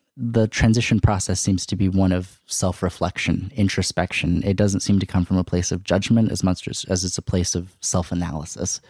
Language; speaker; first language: English; native; English